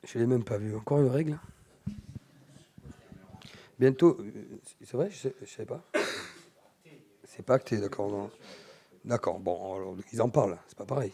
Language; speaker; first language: French; native; French